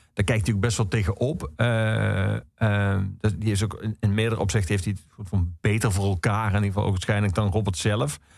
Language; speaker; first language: Dutch; native; Dutch